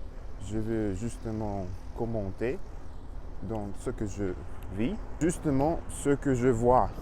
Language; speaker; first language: French; non-native, learner; Russian